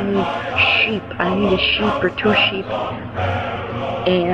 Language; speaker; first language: English; native; English